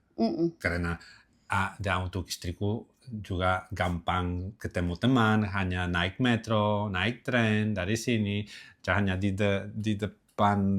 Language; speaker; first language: Indonesian; non-native, learner; Catalan